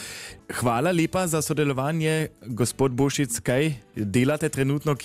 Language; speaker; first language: Slovenian; native; Slovenian